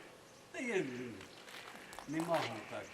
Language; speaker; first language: Russian; native; Russian